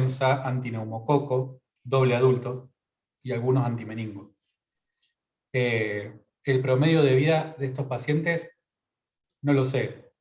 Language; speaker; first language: Spanish; native; Spanish